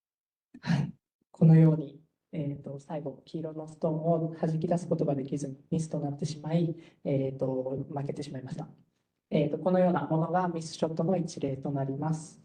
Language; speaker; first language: Japanese; native; Japanese